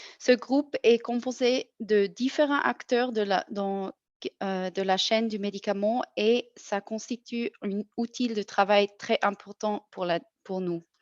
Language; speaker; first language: French; non-native, local second language; German